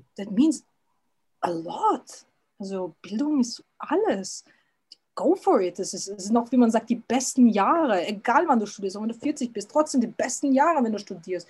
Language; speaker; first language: German; early bilingual, other home language; Serbian